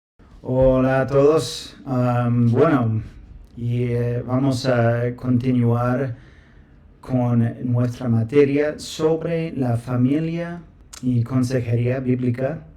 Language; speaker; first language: Spanish; non-native, fluent; English